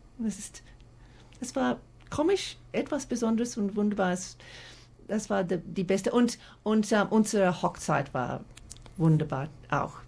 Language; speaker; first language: German; non-native, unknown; English